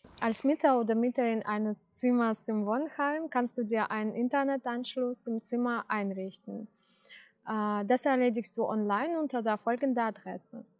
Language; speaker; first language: German; non-native, fluent; Russian